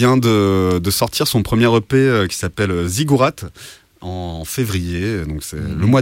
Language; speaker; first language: French; native; French